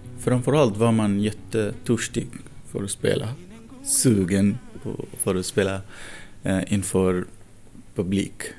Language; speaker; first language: Swedish; non-native, fluent; Arabic